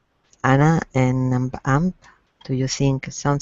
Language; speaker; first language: English; non-native, learner; Spanish